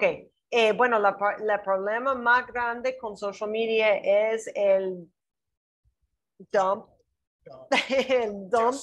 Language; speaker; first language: Spanish; non-native, learner; English